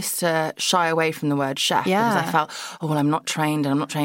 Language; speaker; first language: English; native; English